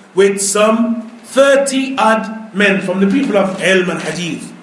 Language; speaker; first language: English; native; English